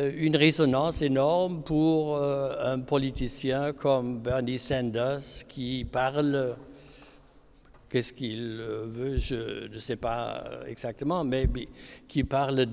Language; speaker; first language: French; non-native, fluent; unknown